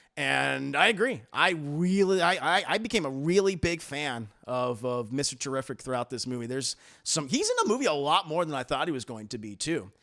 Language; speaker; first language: English; native; English